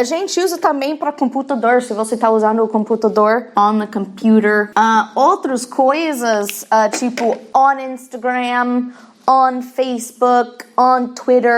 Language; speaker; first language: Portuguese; non-native, fluent; English